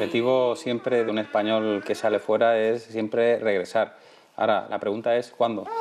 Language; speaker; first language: Spanish; native; Spanish